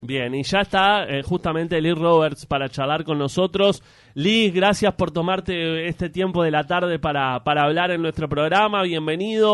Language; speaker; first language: Spanish; native; Spanish